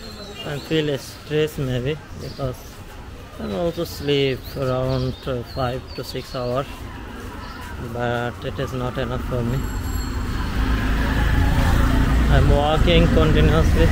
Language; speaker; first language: English; non-native, learner; Bangla